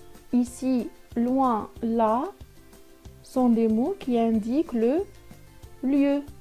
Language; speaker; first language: French; non-native, local second language; Arabic